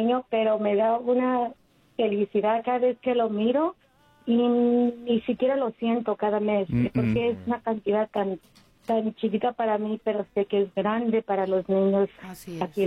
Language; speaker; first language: Spanish; early bilingual, heritage; Spanish